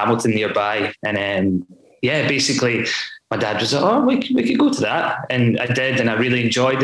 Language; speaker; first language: English; native; English